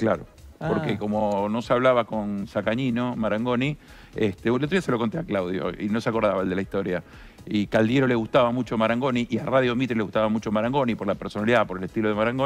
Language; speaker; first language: Spanish; native; Spanish